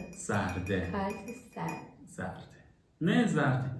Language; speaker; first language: Persian; non-native, learner; German